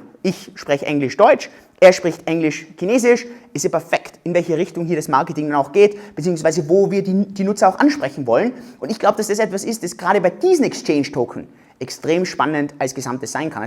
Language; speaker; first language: German; native; German